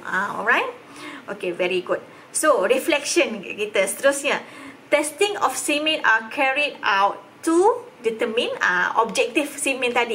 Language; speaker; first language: English; non-native, local second language; Malay